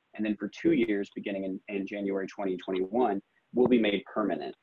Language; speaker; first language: English; native; English